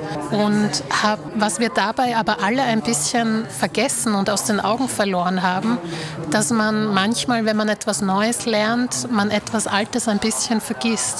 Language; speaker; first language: German; early bilingual, other home language; Slovak